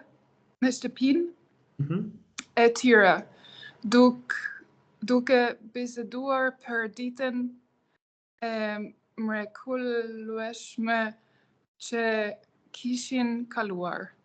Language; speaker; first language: Albanian; non-native, learner; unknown